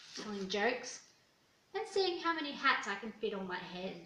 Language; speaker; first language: English; native; English